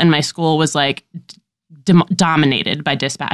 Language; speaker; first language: English; native; English